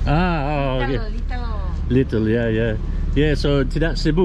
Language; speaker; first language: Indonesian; non-native, learner; English